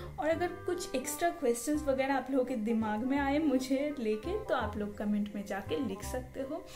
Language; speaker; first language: Hindi; non-native, local second language; Bangla